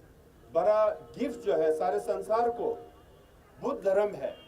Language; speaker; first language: Hindi; non-native, fluent; Tibetan